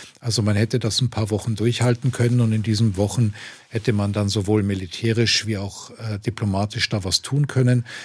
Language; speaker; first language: German; native; German